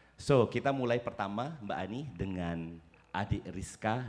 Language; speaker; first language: Indonesian; native; Indonesian